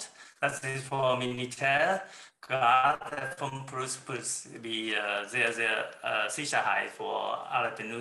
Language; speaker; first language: German; non-native, learner; Chinese